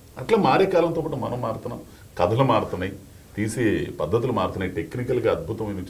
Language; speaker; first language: Telugu; native; Telugu